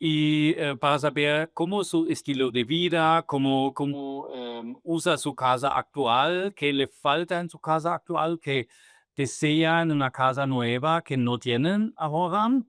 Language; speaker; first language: Spanish; non-native, fluent; German